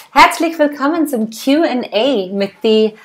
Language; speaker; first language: German; non-native, fluent; English